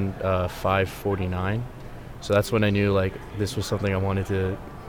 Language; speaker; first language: English; native; English